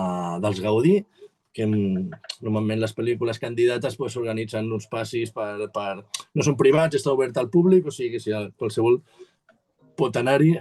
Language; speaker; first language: Catalan; native; Catalan